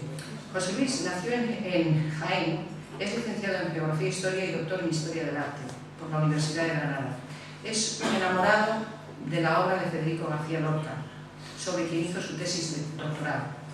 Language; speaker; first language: Spanish; native; Spanish